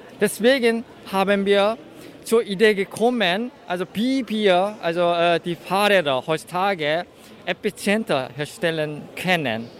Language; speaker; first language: German; non-native, fluent; Korean